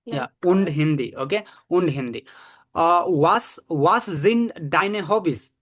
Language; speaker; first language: German; non-native, fluent; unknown